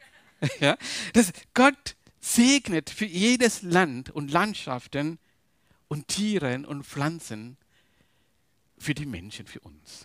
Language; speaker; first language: German; non-native, learner; Tamil